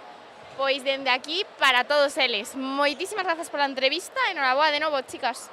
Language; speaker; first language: Galician; native; Galician